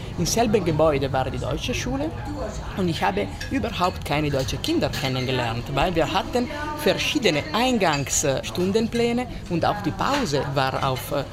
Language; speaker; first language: German; non-native, local second language; Italian